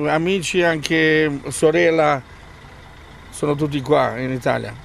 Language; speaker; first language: Italian; non-native, learner; Ukrainian